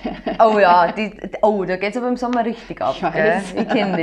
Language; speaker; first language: German; native; German